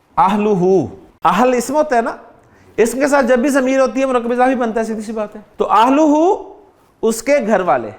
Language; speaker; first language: Urdu; native; Urdu